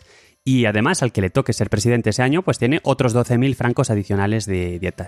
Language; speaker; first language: Spanish; native; Spanish